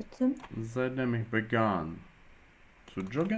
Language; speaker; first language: German; non-native, fluent; Ukrainian